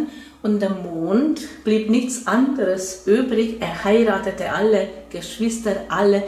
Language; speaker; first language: German; non-native, fluent; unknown